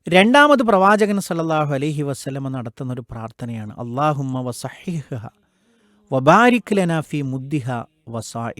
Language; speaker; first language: Malayalam; native; Malayalam